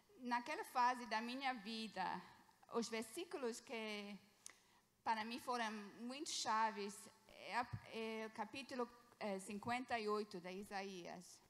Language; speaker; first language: Portuguese; non-native, fluent; English